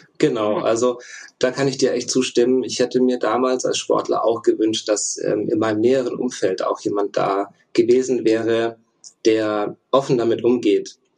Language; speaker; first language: German; early bilingual, other home language; Russian